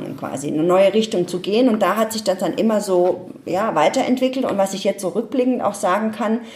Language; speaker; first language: German; native; German